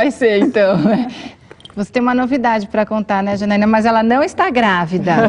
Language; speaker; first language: Portuguese; native; Portuguese